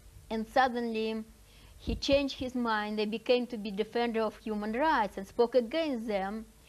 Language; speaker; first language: English; non-native, fluent; Russian